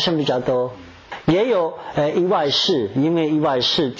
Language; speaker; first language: Chinese; non-native, fluent; English